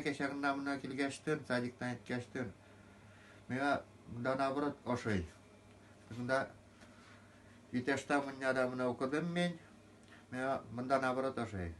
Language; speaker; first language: Tatar; non-native, local second language; Udmurt